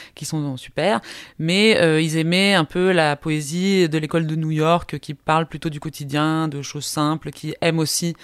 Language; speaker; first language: French; early bilingual, heritage; Spanish